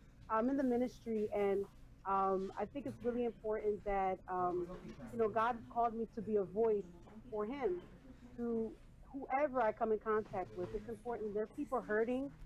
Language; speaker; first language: English; early bilingual, other home language; Spanish